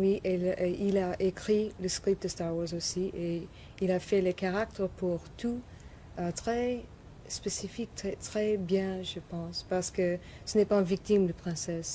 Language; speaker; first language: French; non-native, learner; English